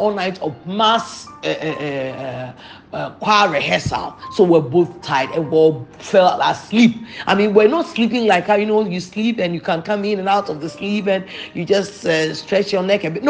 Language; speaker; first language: English; non-native, local second language; Akan